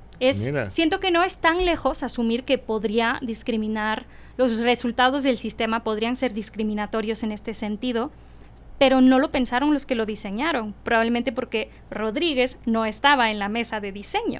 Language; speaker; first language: Spanish; early bilingual, heritage; Spanish